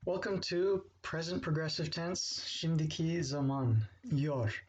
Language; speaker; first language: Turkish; non-native, fluent; English